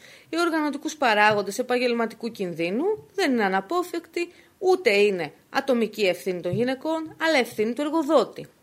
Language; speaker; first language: Greek; native; Greek